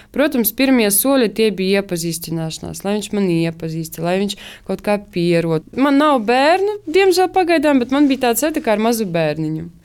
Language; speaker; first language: Latvian; native; Latvian